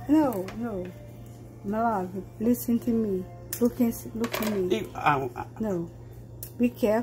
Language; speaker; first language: English; non-native, learner; Portuguese